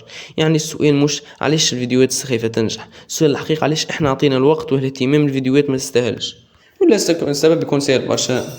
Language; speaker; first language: Arabic; native; Arabic